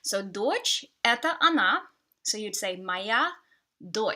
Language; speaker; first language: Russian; non-native, fluent; English